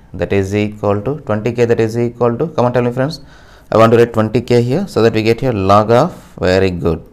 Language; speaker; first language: English; non-native, local second language; Telugu